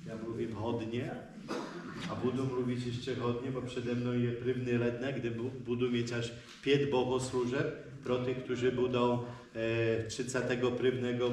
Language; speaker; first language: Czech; non-native, fluent; Polish